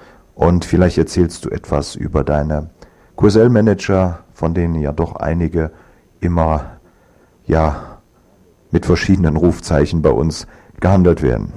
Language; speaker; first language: German; native; German